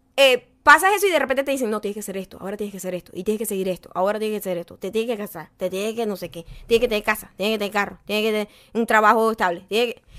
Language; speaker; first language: Spanish; native; Spanish